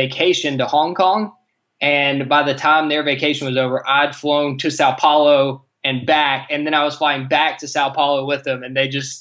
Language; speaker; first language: English; native; English